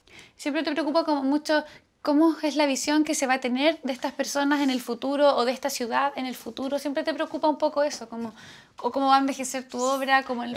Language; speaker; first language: Spanish; native; Spanish